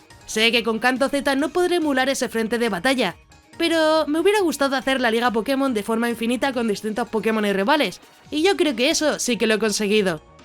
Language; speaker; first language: Spanish; native; Spanish